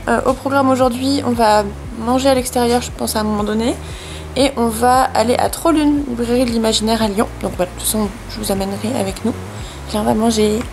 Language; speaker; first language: French; native; French